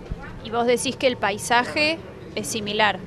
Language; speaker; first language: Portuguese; non-native, learner; Spanish